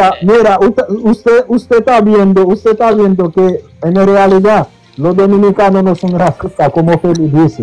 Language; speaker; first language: Spanish; non-native, fluent; Haitian Creole